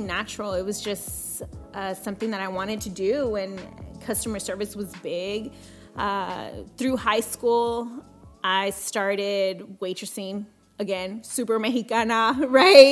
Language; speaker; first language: English; early bilingual, other home language; Spanish